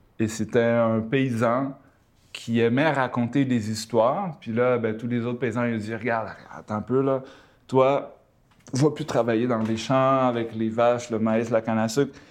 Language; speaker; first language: French; early bilingual, other home language; Spanish